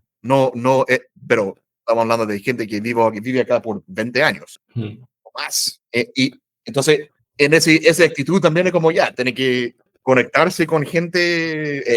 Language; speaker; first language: Spanish; non-native, fluent; English